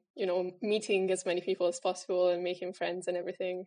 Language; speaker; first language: English; non-native, fluent; Italian